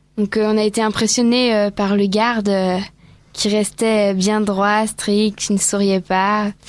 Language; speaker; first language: French; native; French